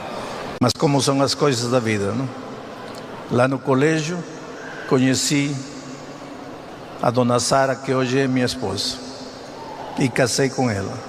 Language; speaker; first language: Portuguese; non-native, fluent; Spanish